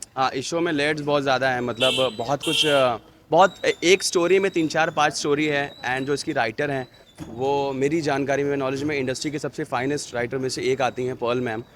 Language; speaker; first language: Hindi; native; Hindi